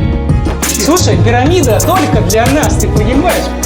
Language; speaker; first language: Russian; native; Russian